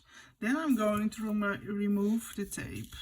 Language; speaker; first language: English; non-native, fluent; Dutch